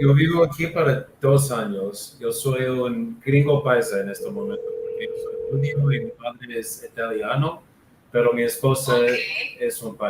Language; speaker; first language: Spanish; non-native, learner; English